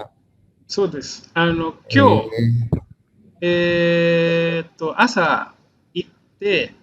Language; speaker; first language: Japanese; non-native, fluent; Indonesian